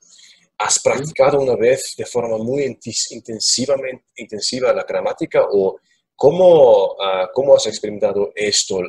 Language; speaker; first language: Spanish; non-native, learner; German